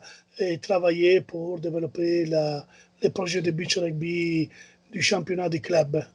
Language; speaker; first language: French; non-native, learner; Italian